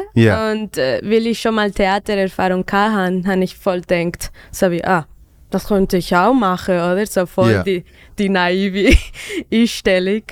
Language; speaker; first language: German; non-native, fluent; Spanish